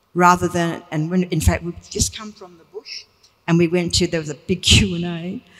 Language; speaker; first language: English; native; English